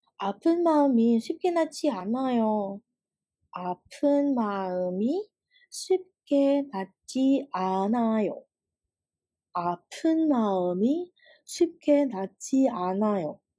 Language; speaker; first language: Korean; non-native, fluent; Indonesian